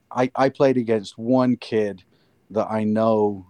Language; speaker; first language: English; native; English